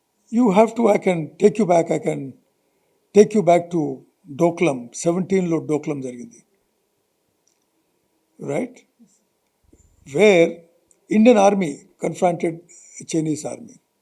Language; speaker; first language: English; non-native, local second language; Telugu